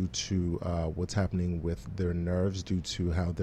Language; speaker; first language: English; non-native, local second language; Yoruba